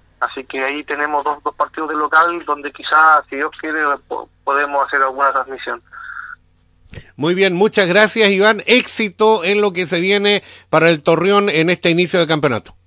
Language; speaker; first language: Spanish; native; Spanish